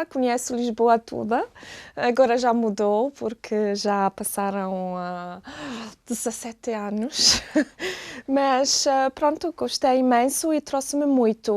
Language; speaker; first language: Portuguese; non-native, fluent; German